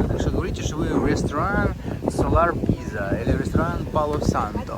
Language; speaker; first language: Russian; native; Russian